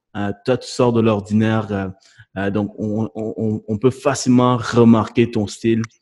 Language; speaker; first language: French; native; French